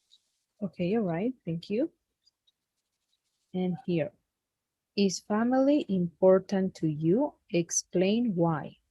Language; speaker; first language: English; non-native, fluent; Spanish